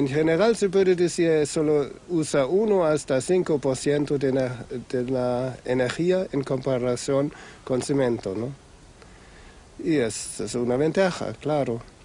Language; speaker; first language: Spanish; non-native, fluent; German